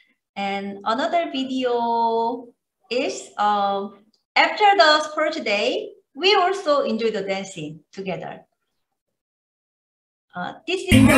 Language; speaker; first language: English; non-native, learner; Korean